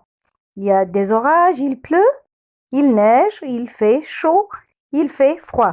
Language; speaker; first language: French; non-native, fluent; Arabic